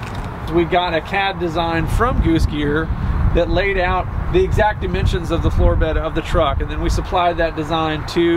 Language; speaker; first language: English; native; English